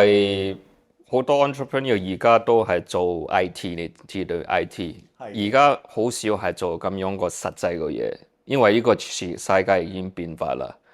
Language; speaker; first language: Cantonese; early bilingual, heritage; Cantonese